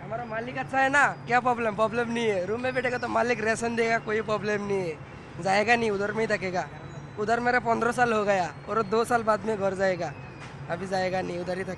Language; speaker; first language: Hindi; non-native, local second language; Bangla